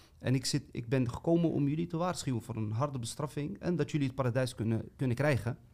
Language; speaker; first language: Dutch; native; Dutch